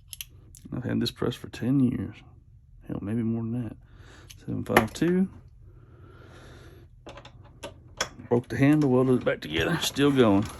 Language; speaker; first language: English; native; English